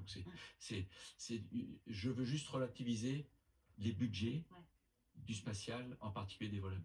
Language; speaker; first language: French; native; French